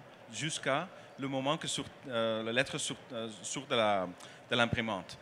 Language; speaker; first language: French; non-native, learner; Dutch